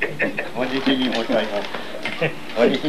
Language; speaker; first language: French; native; French